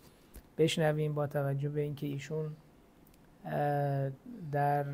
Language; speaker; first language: Persian; native; Persian